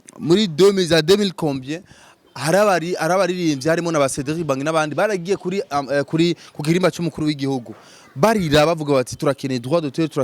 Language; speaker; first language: Rundi; native; Rundi